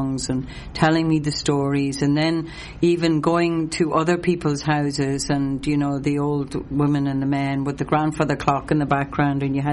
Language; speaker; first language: English; non-native, local second language; Irish